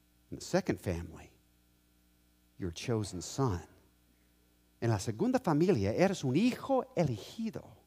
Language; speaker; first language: Spanish; non-native, fluent; English